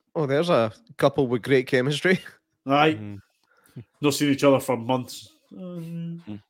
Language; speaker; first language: English; native; English